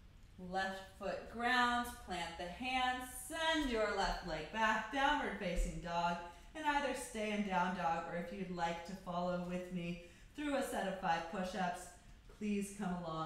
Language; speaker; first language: English; native; English